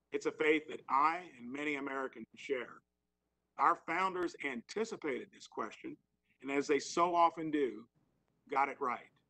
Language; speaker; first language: English; native; English